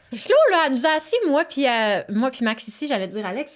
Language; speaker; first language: French; native; French